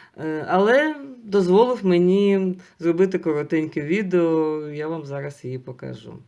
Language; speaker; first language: Ukrainian; non-native, local second language; Russian